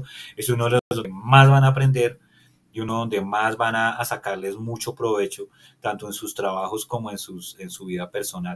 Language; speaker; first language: Spanish; native; Spanish